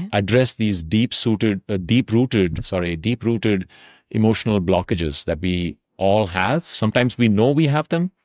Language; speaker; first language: English; non-native, local second language; Tamil